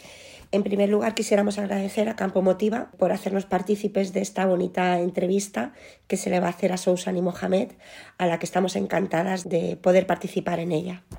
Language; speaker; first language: Spanish; native; Spanish